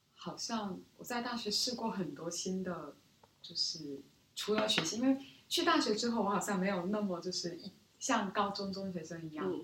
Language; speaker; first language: Chinese; early bilingual, other home language; Korean